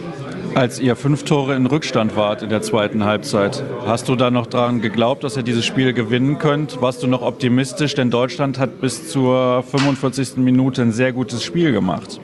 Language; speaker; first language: German; native; German